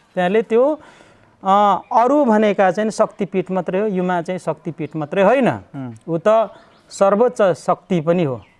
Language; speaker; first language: Nepali; non-native, local second language; Limbu